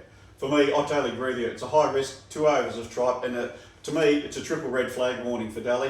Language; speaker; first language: English; native; English